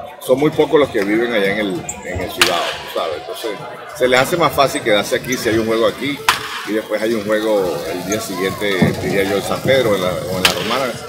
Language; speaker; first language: Spanish; native; Spanish